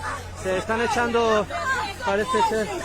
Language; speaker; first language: Spanish; native; Spanish